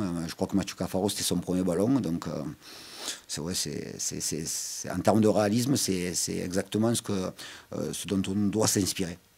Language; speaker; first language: French; native; French